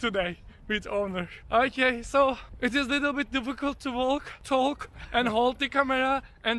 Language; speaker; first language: English; non-native, fluent; Turkish